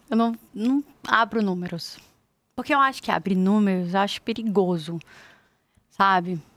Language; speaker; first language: Portuguese; native; Portuguese